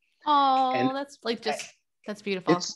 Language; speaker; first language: English; native; English